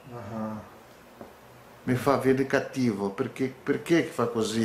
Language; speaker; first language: Italian; non-native, learner; Portuguese